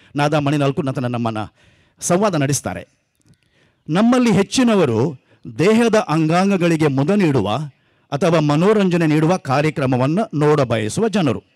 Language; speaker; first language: Kannada; non-native, local second language; Konkani